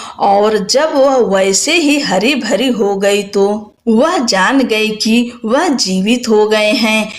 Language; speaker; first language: Hindi; native; Hindi